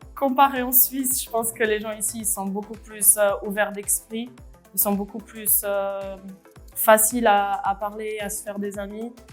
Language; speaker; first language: French; early bilingual, other home language; Portuguese